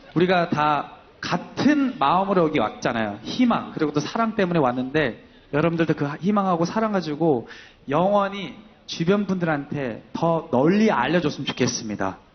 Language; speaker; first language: Korean; early bilingual, heritage; Korean